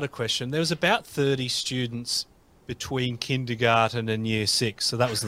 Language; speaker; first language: English; native; English